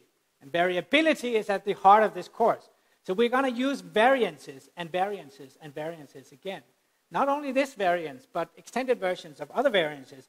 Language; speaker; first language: English; non-native, fluent; Danish